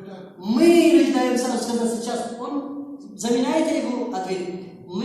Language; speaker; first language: Russian; non-native, learner; Arabic